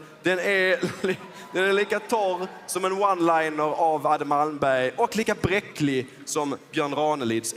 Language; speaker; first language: Swedish; native; Swedish